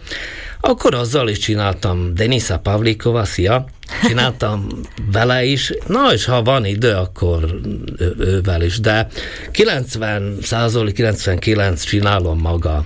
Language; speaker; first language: Hungarian; non-native, local second language; Slovak